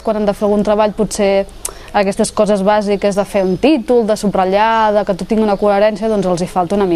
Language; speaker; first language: Catalan; native; Catalan